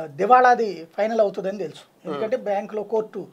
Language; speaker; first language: Telugu; native; Telugu